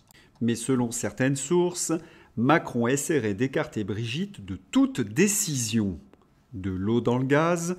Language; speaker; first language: French; native; French